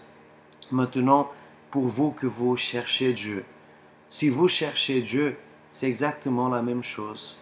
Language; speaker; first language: French; non-native, fluent; Portuguese